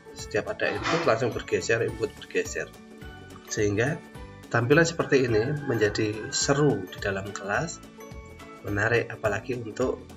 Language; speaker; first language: Indonesian; native; Indonesian